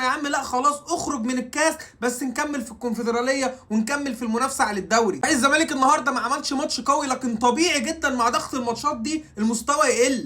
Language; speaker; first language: Arabic; native; Arabic